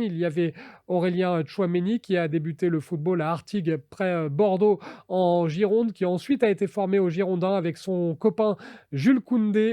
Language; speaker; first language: French; native; French